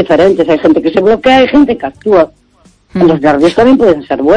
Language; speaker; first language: Spanish; native; Spanish